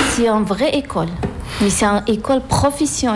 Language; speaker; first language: French; non-native, learner; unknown